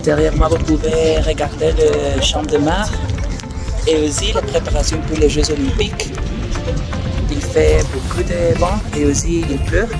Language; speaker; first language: French; non-native, fluent; Spanish